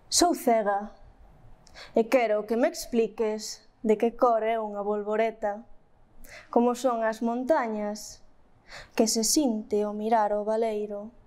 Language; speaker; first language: Galician; native; Galician